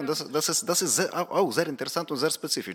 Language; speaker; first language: German; non-native, fluent; Ukrainian